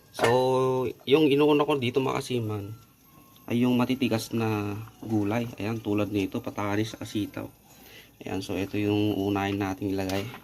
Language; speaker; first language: Filipino; non-native, local second language; Iloko